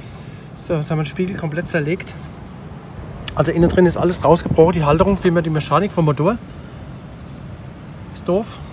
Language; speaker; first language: German; native; German